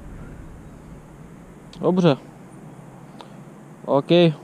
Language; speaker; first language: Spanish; non-native, learner; Czech